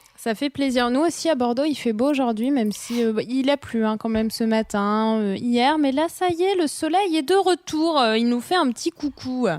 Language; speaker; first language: French; native; French